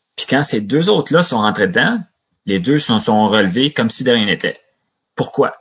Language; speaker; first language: French; native; French